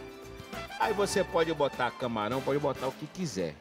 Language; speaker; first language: Portuguese; native; Portuguese